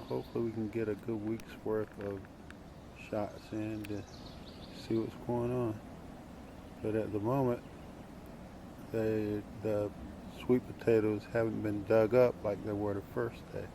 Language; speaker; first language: English; native; English